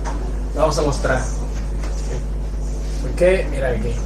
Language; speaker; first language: Spanish; non-native, fluent; Chinese